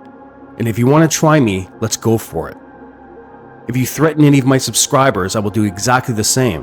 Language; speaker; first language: English; native; English